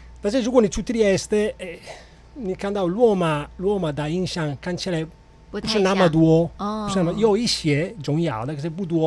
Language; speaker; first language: Chinese; non-native, fluent; Italian